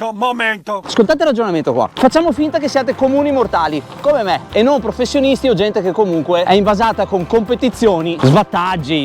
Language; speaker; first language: Italian; native; Italian